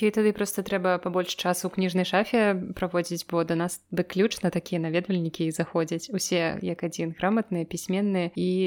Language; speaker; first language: Belarusian; non-native, local second language; Russian